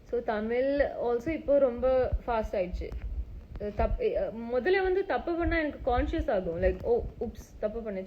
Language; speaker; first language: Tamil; non-native, fluent; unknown